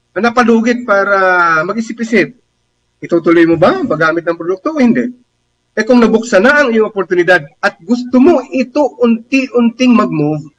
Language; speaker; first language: Filipino; non-native, local second language; Bikol